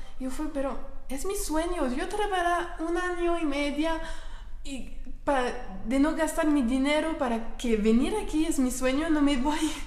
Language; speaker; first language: Spanish; non-native, learner; French